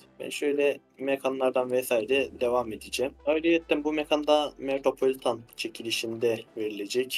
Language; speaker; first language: Turkish; native; Turkish